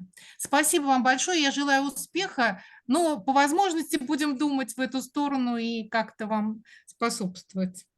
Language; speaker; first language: Russian; native; Russian